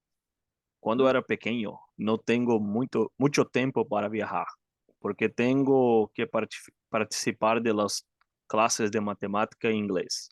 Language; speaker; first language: Spanish; non-native, learner; Portuguese